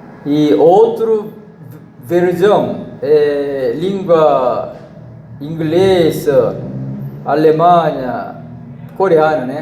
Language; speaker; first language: Portuguese; non-native, learner; Korean